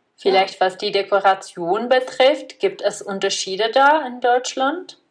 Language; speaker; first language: German; non-native, fluent; Czech